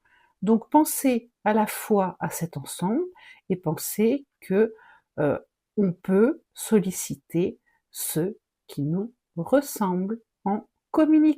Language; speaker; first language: French; native; French